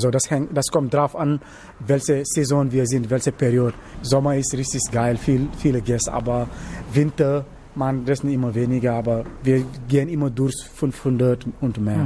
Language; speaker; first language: German; non-native, learner; Wolof